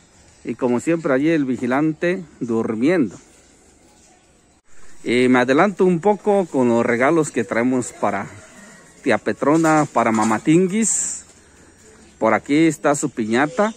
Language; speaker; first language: Spanish; native; Spanish